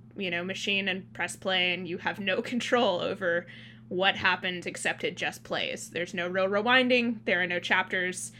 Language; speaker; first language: English; early bilingual, other home language; Thai